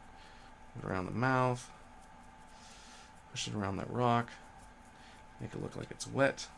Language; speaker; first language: English; native; English